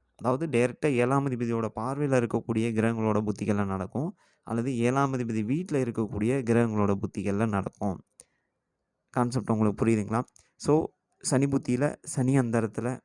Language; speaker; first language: Tamil; native; Tamil